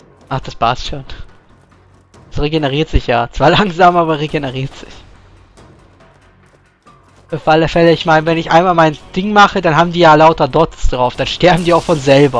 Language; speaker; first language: German; native; German